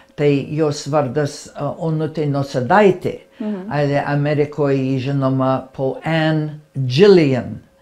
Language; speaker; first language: Lithuanian; early bilingual, heritage; Lithuanian